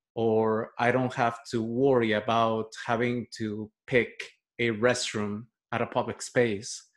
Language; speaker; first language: English; non-native, fluent; Spanish